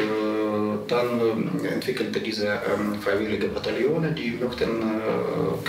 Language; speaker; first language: German; non-native, learner; Ukrainian